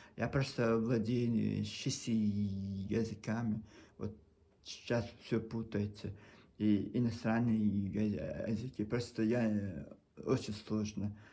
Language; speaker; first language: Russian; non-native, local second language; Chechen